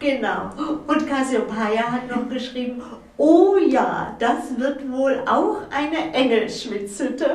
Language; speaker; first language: German; native; German